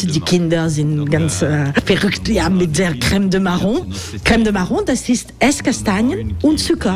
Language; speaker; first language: German; non-native, learner; French